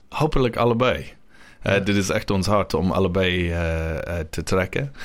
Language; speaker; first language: Dutch; non-native, learner; English